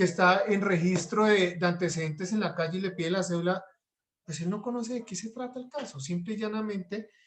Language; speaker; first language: Spanish; native; Spanish